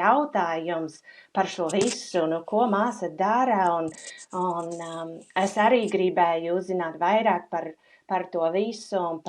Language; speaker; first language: Latvian; non-native, fluent; English